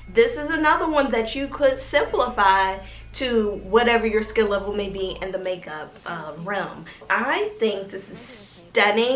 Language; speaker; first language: English; native; English